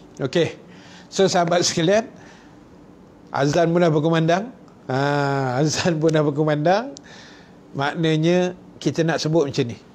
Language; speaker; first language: Malay; native; Malay